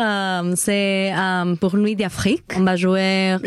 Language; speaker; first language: French; non-native, learner; Spanish